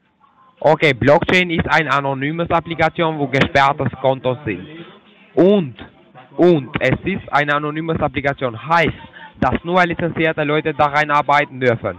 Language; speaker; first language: German; non-native, fluent; Turkish